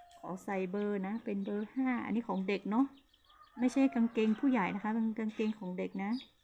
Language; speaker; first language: Thai; non-native, local second language; Hmong